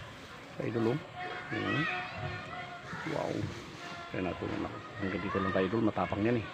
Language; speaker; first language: Filipino; native; Filipino